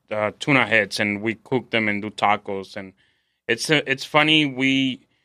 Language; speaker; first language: English; non-native, fluent; Spanish